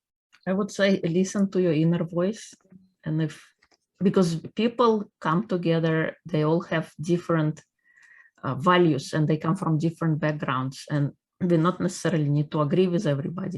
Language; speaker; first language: English; non-native, fluent; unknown